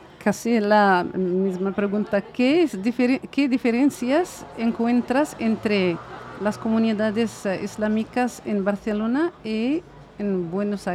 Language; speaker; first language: Spanish; non-native, fluent; Arabic